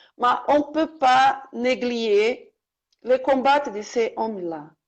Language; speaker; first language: French; non-native, learner; Portuguese